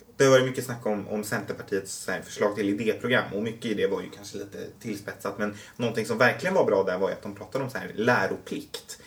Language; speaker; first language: Swedish; native; Swedish